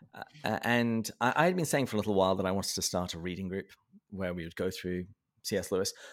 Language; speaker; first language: English; native; English